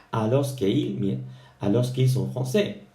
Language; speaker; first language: French; non-native, fluent; Spanish